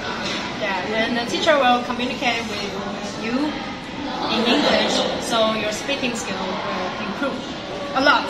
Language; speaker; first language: English; non-native, learner; Chinese